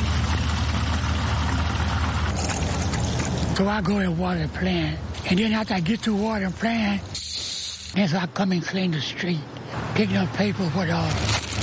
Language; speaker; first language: English; native; English